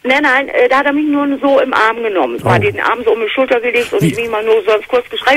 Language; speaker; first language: German; native; German